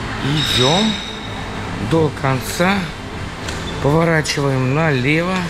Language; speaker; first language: Russian; native; Russian